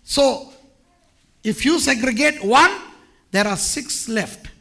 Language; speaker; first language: English; non-native, local second language; Tamil